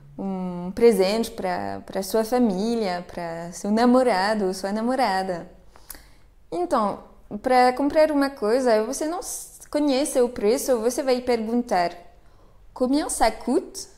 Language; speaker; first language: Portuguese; non-native, fluent; French